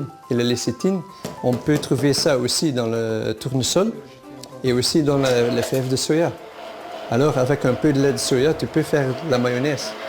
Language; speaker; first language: French; non-native, local second language; Dutch